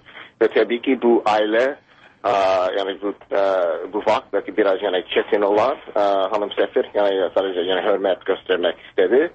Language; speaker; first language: Turkish; non-native, fluent; English